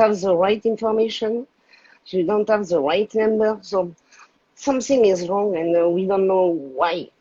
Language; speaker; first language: English; non-native, learner; French